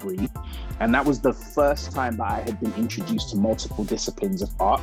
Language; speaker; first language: English; native; English